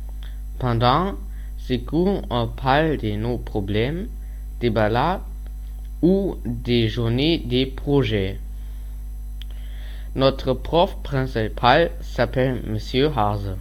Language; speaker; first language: French; non-native, learner; German